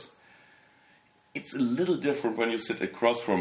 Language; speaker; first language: English; non-native, fluent; German